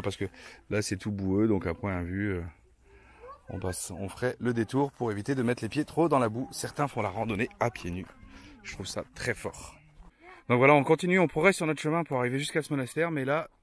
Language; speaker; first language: French; native; French